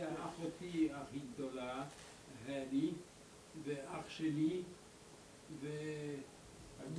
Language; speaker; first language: Hebrew; non-native, learner; German